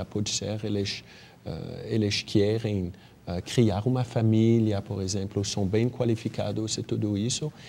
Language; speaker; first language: Portuguese; non-native, fluent; French